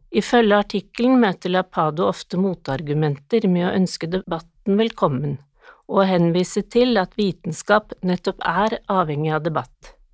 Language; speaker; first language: Norwegian; native; Norwegian